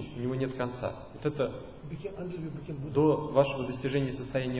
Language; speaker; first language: Russian; native; Russian